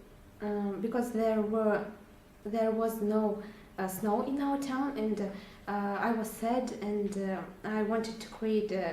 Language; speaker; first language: English; non-native, learner; Russian